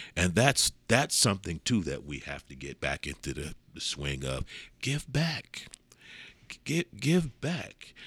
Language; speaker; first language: English; native; English